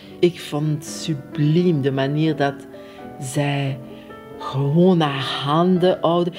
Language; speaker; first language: Dutch; non-native, fluent; French